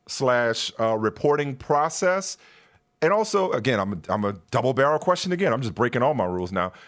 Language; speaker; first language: English; native; English